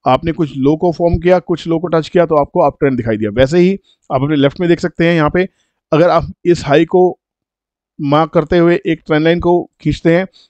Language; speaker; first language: Hindi; native; Hindi